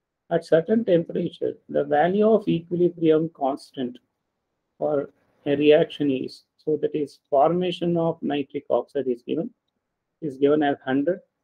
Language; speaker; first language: English; non-native, local second language; Kannada